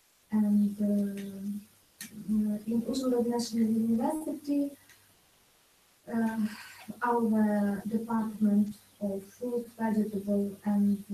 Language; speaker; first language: English; non-native, learner; Ukrainian